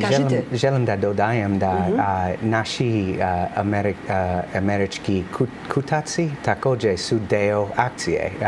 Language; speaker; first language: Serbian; non-native, learner; English